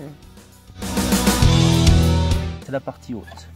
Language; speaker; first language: French; native; French